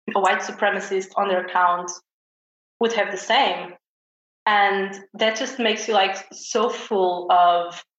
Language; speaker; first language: English; non-native, fluent; Portuguese